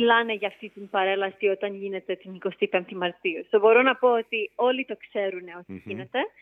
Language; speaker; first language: Greek; early bilingual, heritage; English